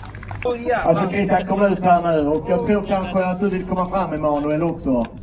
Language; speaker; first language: Swedish; native; Swedish